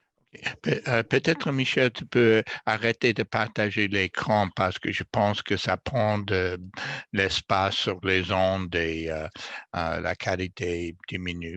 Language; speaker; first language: French; non-native, fluent; English